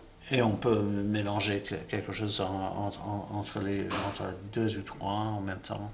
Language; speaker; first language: French; non-native, fluent; English